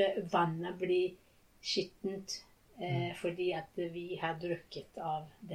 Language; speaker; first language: Norwegian; non-native, fluent; Japanese